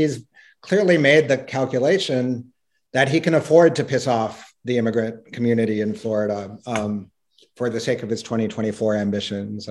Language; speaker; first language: English; native; English